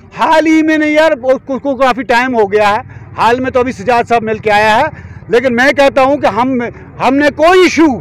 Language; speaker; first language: Hindi; non-native, local second language; Kashmiri